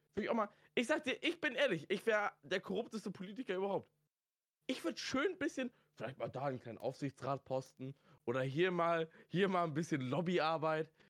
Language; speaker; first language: German; native; German